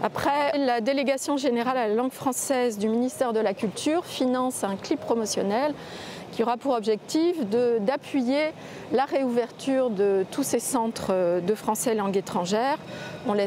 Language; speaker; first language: French; native; French